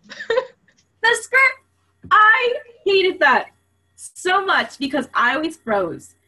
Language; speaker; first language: English; native; English